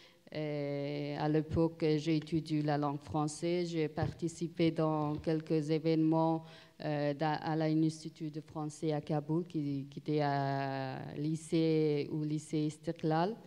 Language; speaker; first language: French; non-native, learner; Persian